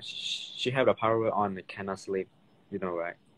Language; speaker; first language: English; non-native, learner; Thai